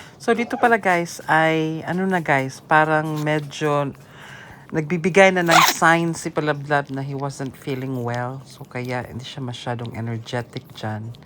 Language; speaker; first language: Filipino; native; Filipino